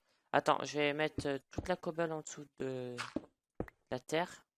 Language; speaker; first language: French; native; French